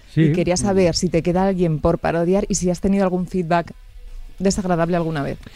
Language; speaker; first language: Spanish; native; Spanish